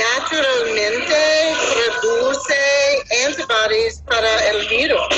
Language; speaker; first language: Spanish; non-native, learner; English